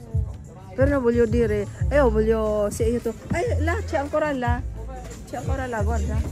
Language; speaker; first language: Italian; non-native, learner; Filipino